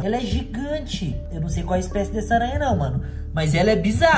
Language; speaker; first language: Portuguese; native; Portuguese